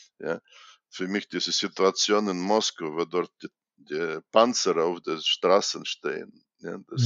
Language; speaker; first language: German; non-native, fluent; Russian